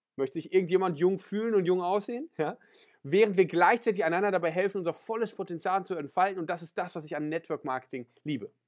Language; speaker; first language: German; native; German